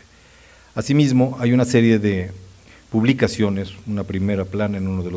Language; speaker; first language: Spanish; native; Spanish